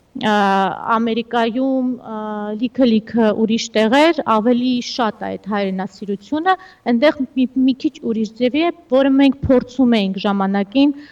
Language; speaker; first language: Armenian; early bilingual, heritage; Armenian